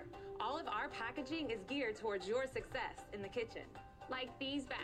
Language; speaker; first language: English; native; English